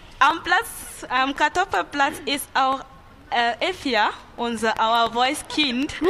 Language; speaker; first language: German; non-native, fluent; French